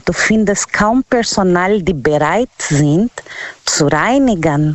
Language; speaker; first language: German; non-native, learner; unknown